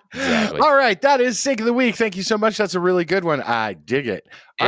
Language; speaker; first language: English; native; English